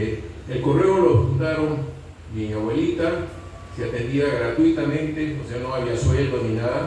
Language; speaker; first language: Spanish; native; Spanish